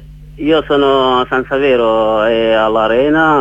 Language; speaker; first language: Italian; non-native, learner; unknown